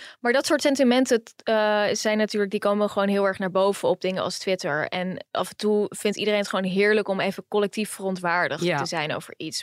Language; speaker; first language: Dutch; native; Dutch